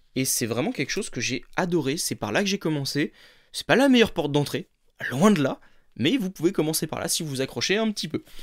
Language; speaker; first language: French; native; French